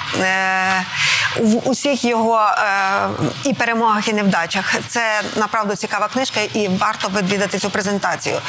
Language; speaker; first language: Ukrainian; native; Ukrainian